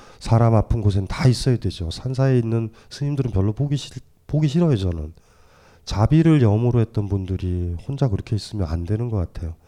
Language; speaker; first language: Korean; native; Korean